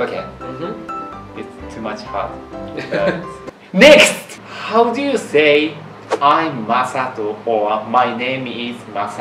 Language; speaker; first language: English; non-native, learner; Japanese